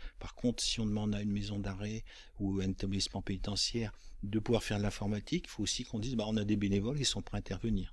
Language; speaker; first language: French; native; French